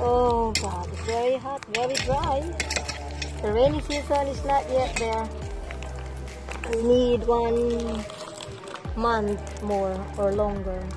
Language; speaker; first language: English; non-native, local second language; Filipino